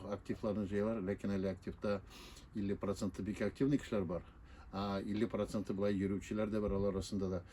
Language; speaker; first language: Tatar; native; Tatar